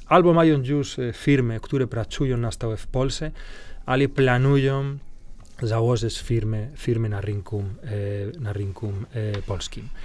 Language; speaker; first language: Polish; non-native, fluent; Spanish